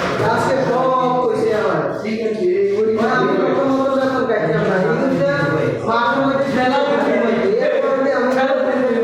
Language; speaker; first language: Hindi; non-native, learner; Bangla